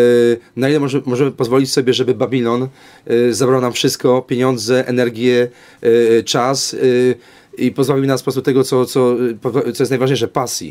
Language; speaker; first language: Polish; native; Polish